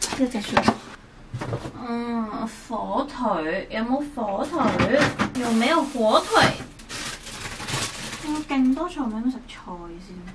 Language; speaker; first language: Cantonese; native; Cantonese